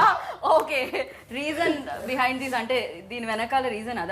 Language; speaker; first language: Telugu; native; Telugu